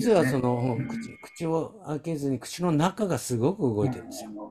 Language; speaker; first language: Japanese; native; Japanese